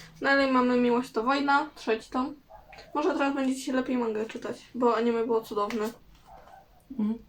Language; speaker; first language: Polish; native; Polish